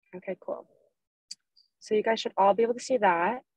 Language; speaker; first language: English; native; English